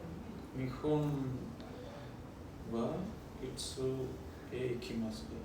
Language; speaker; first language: Japanese; non-native, learner; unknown